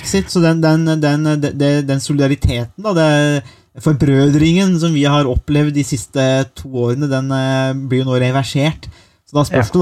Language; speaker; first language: Norwegian; native; Norwegian